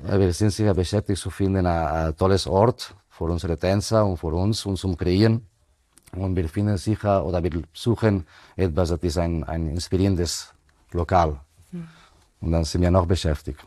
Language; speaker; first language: German; non-native, fluent; Spanish